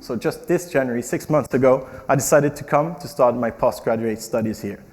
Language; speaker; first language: English; non-native, fluent; French